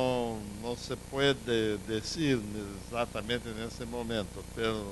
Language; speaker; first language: Portuguese; non-native, fluent; Spanish